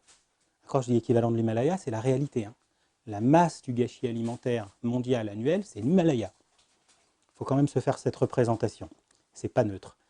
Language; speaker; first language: French; native; French